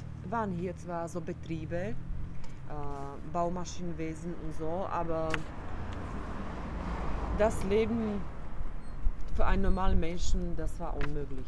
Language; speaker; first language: German; non-native, fluent; Slovak